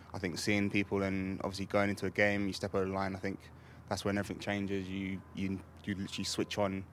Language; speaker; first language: English; native; English